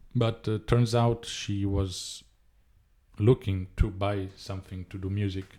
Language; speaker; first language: English; non-native, fluent; Italian